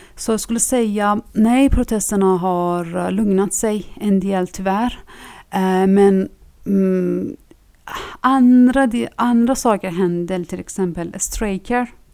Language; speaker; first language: Swedish; non-native, fluent; Persian